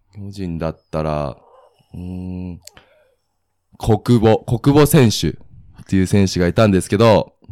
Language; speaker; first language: Japanese; native; Japanese